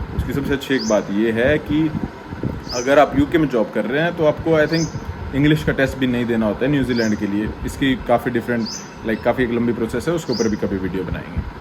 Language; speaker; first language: Hindi; native; Hindi